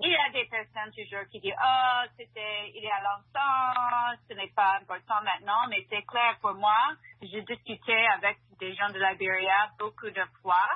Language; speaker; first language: French; non-native, fluent; English